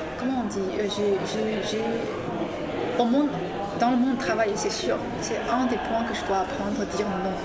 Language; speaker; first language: French; non-native, fluent; Chinese